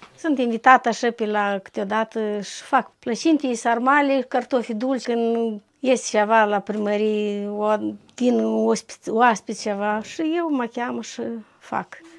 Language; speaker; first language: Romanian; native; Romanian